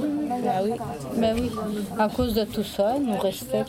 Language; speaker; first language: French; non-native, learner; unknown